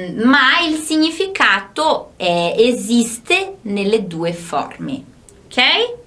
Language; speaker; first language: Italian; non-native, fluent; Portuguese